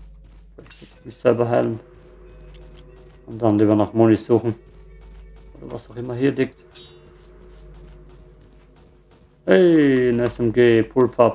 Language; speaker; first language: German; native; German